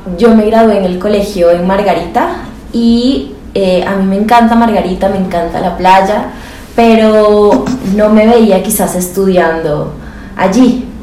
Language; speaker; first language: Spanish; native; Spanish